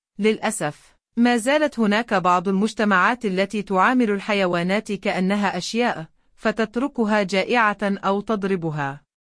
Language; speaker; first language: Arabic; non-native, learner; Uzbek